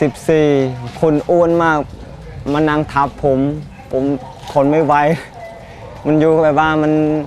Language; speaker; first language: Thai; non-native, fluent; Khmer